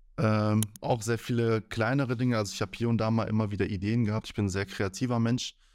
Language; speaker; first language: German; early bilingual, other home language; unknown